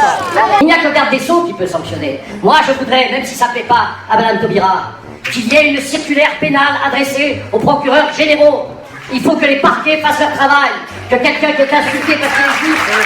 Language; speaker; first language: French; native; French